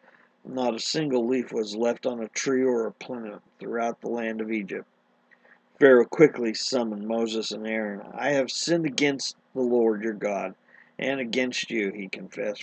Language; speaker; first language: English; native; English